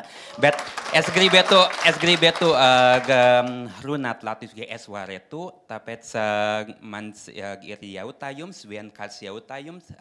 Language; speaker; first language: Latvian; non-native, learner; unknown